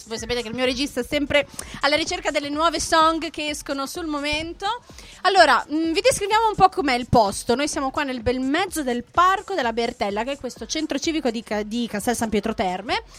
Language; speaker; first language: Italian; native; Italian